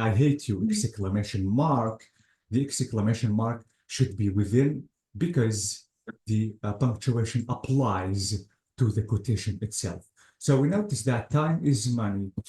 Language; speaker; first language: English; non-native, fluent; Arabic